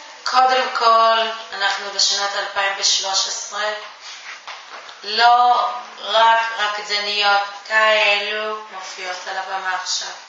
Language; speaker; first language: Hebrew; non-native, fluent; Japanese